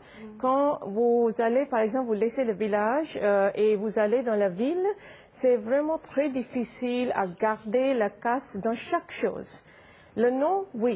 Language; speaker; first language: French; non-native, fluent; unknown